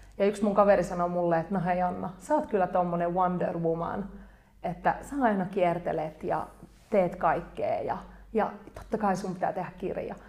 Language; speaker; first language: Finnish; native; Finnish